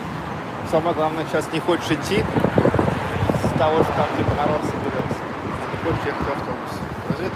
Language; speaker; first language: Russian; native; Russian